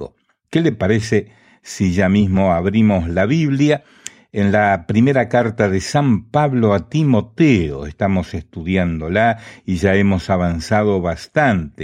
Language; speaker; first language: Spanish; native; Spanish